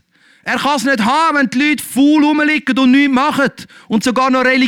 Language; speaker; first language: German; native; German